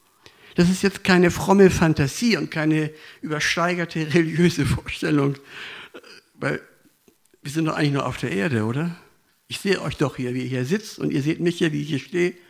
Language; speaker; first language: German; native; German